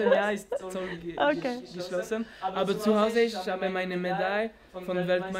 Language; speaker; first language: German; non-native, learner; French